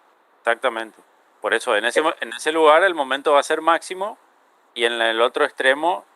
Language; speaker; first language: Spanish; native; Spanish